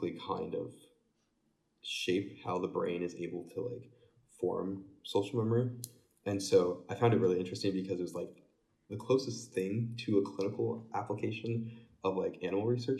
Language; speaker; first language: English; native; English